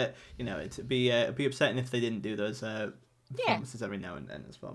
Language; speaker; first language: English; native; English